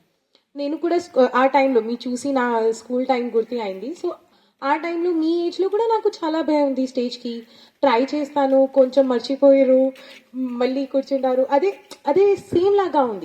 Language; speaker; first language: Telugu; non-native, learner; Hindi